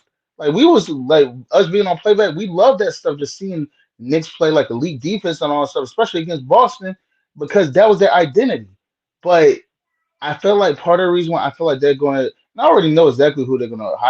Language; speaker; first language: English; native; English